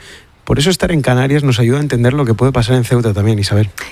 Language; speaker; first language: Spanish; native; Spanish